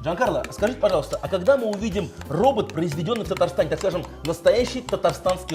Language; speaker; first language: Russian; native; Russian